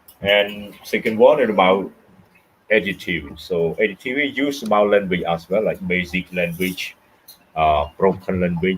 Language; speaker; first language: English; non-native, fluent; Khmer